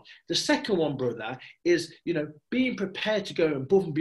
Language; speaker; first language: English; native; English